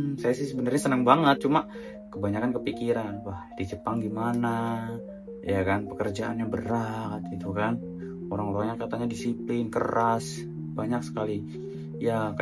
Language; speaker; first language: Indonesian; non-native, local second language; Javanese